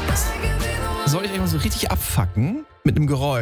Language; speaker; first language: German; native; German